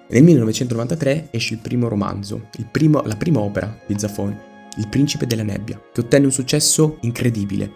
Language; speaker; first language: Italian; native; Italian